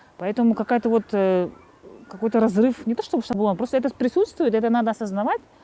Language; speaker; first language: Russian; non-native, local second language; Yakut